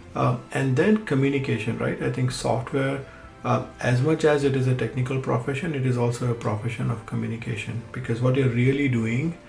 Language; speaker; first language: English; non-native, local second language; Hindi